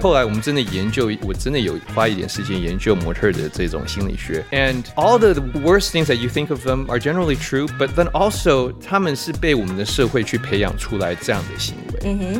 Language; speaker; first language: English; early bilingual, other home language; Chinese